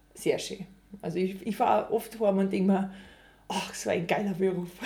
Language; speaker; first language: German; native; German